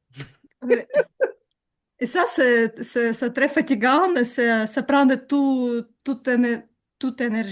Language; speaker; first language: French; non-native, learner; Ukrainian